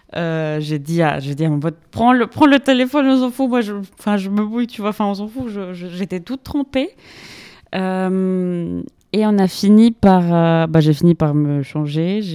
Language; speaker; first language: French; non-native, fluent; Spanish